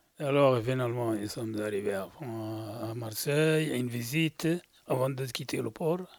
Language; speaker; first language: French; non-native, local second language; Arabic